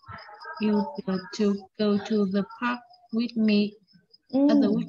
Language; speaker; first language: English; non-native, learner; Vietnamese